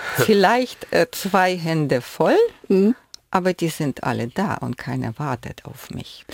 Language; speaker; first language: German; non-native, fluent; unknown